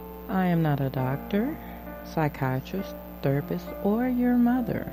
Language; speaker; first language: English; native; English